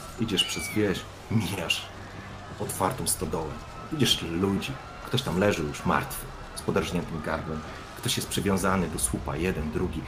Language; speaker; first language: Polish; native; Polish